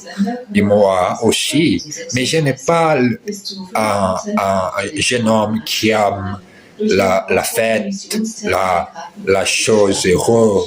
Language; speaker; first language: French; non-native, learner; Portuguese